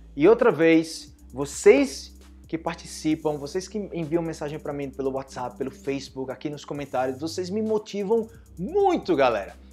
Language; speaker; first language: Portuguese; native; Portuguese